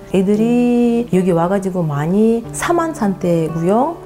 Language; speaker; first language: Korean; non-native, fluent; Russian